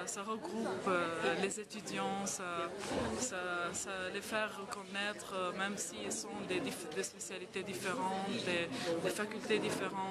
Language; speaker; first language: French; non-native, local second language; Arabic